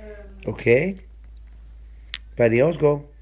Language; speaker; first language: Danish; non-native, fluent; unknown